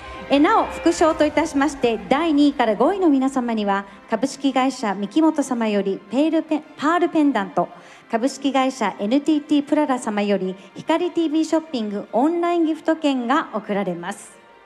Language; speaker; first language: Japanese; native; Japanese